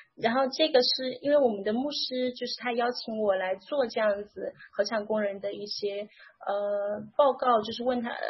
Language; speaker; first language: Chinese; native; Chinese